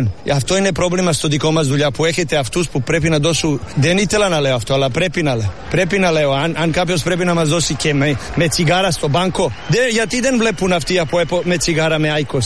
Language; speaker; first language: Greek; non-native, learner; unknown